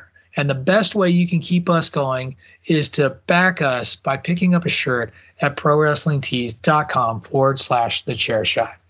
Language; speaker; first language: English; native; English